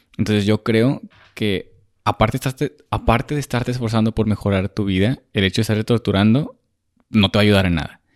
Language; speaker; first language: Spanish; native; Spanish